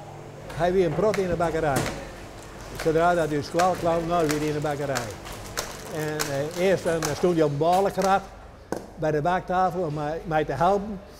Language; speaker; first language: Dutch; native; Dutch